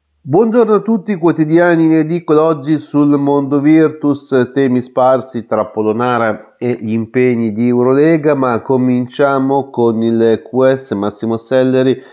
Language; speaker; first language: Italian; native; Italian